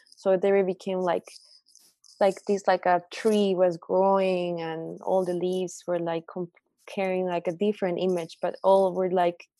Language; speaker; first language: English; non-native, fluent; Spanish